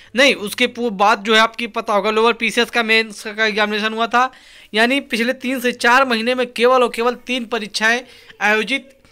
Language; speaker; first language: Hindi; native; Hindi